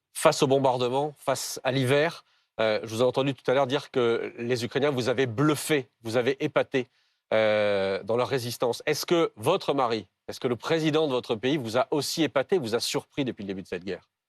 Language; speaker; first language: French; native; French